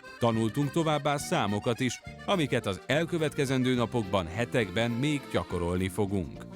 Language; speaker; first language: Hungarian; native; Hungarian